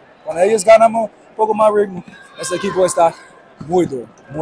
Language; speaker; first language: Spanish; non-native, fluent; English